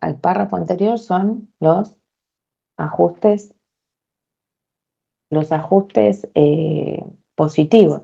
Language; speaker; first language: Spanish; native; Spanish